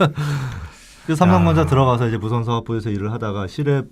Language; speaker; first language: Korean; native; Korean